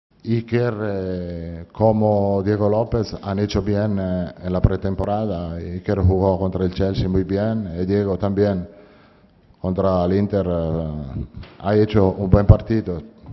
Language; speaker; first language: Spanish; non-native, fluent; Italian